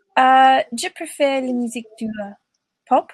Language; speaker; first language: French; non-native, learner; English